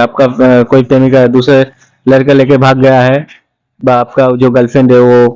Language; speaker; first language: Hindi; non-native, local second language; Bangla